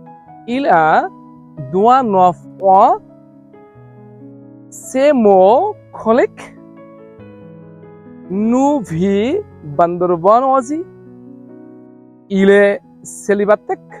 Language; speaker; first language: French; non-native, learner; Bangla